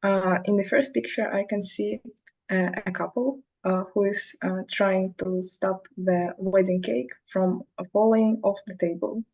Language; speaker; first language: English; non-native, fluent; Russian